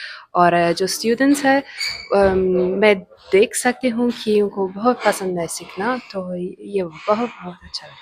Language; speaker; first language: Hindi; non-native, fluent; Italian